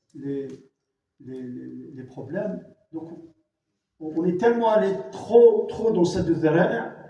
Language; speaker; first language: French; non-native, local second language; Arabic